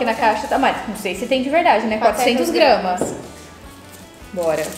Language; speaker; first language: Portuguese; native; Portuguese